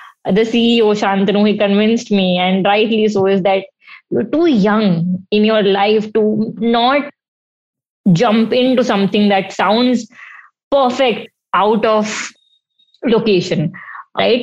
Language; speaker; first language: English; non-native, local second language; Hindi